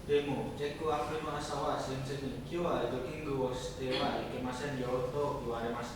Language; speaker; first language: Japanese; non-native, learner; Indonesian